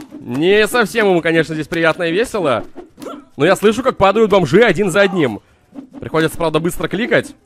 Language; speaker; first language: Russian; native; Russian